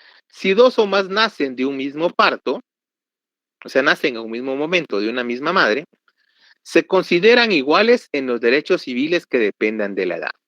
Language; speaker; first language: Spanish; native; Spanish